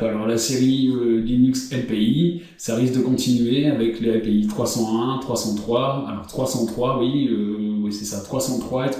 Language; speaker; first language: French; native; French